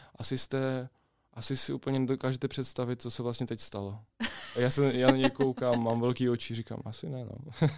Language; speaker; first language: Czech; non-native, fluent; Ukrainian